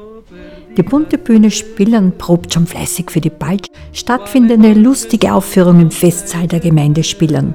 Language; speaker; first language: German; native; German